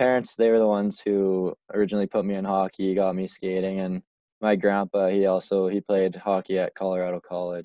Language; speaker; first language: English; native; English